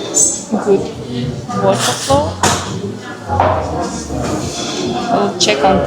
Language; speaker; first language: English; non-native, learner; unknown